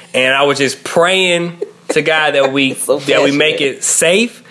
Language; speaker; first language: English; native; English